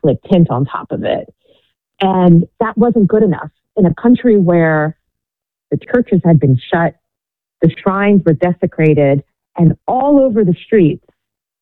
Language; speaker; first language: English; native; English